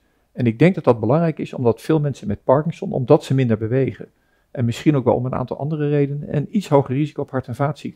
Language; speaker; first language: Dutch; native; Dutch